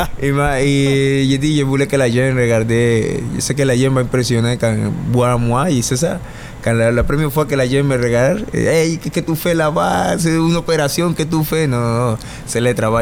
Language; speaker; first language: French; non-native, learner; Spanish